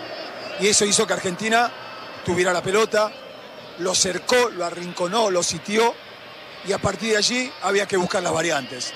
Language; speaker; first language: Spanish; native; Spanish